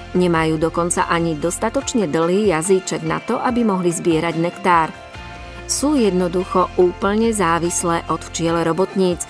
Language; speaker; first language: Slovak; native; Slovak